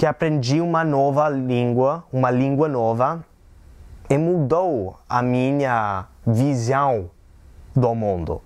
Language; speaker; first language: Portuguese; non-native, learner; English